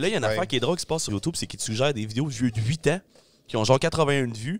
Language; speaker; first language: French; native; French